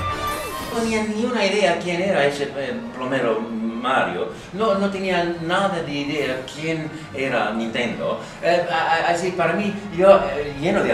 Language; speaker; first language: Spanish; non-native, fluent; English